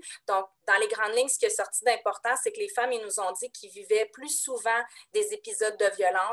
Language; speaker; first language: French; native; French